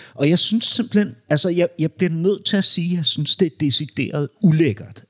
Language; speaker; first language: Danish; native; Danish